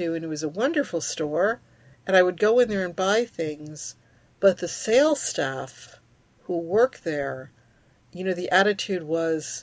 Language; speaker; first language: English; early bilingual, other home language; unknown